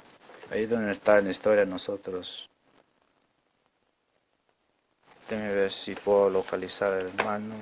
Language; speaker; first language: Spanish; non-native, local second language; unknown